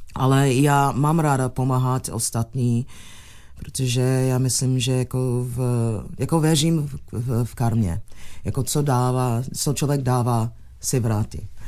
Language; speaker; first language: Czech; non-native, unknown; English